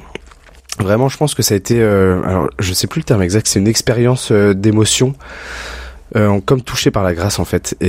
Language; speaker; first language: French; native; French